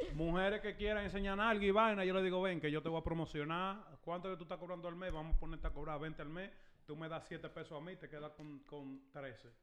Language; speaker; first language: Spanish; early bilingual, heritage; Spanish